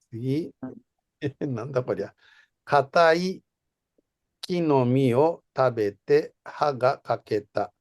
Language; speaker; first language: Japanese; non-native, fluent; Indonesian